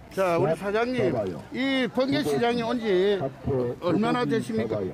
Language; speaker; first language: Korean; native; Korean